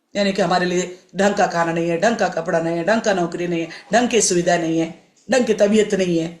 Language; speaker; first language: Hindi; non-native, local second language; Telugu